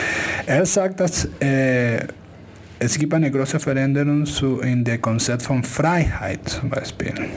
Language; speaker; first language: German; non-native, fluent; Spanish